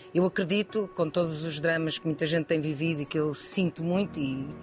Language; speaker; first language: Portuguese; early bilingual, other home language; Spanish